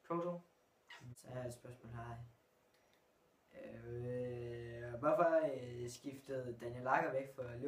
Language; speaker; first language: Danish; native; Danish